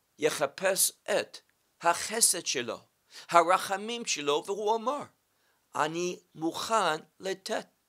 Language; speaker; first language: Hebrew; non-native, fluent; English